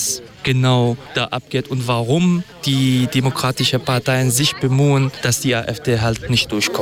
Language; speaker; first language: German; non-native, fluent; Kurdish